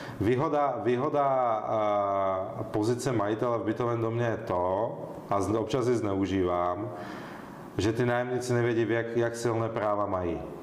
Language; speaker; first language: Czech; native; Czech